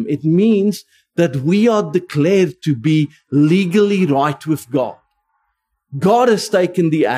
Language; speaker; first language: English; non-native, local second language; Afrikaans